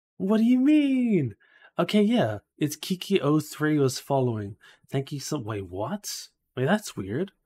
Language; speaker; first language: English; native; English